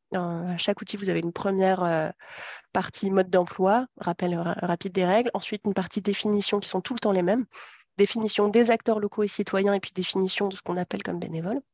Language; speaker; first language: French; native; French